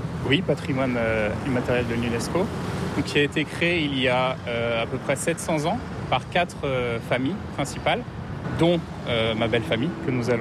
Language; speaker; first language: French; native; French